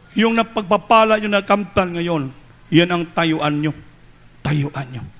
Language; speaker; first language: Filipino; non-native, local second language; Cebuano